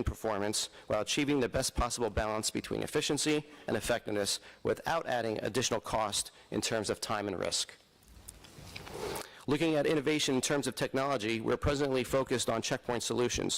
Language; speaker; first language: English; native; English